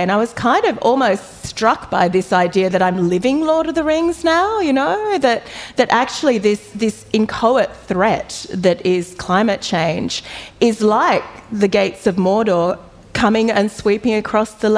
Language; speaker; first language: English; native; English